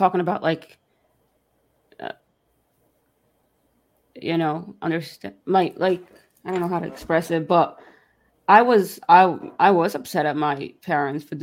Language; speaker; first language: English; early bilingual, other home language; Yiddish